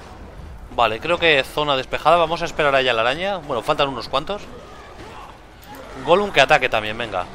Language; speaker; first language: Spanish; native; Spanish